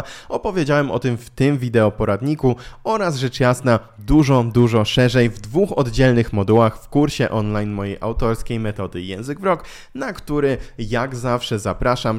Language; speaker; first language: Polish; native; Polish